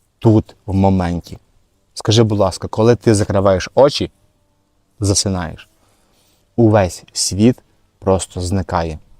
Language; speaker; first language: Ukrainian; non-native, local second language; Russian